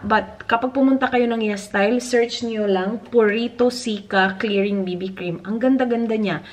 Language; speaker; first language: Filipino; native; Filipino